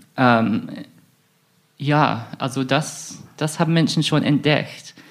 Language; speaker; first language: German; non-native, fluent; English